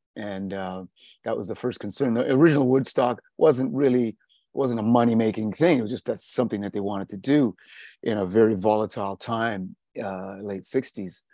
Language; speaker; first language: English; native; English